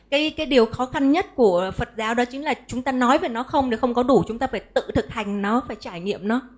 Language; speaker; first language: Vietnamese; native; Vietnamese